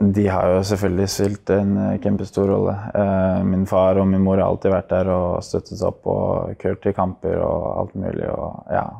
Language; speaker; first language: Norwegian; native; Norwegian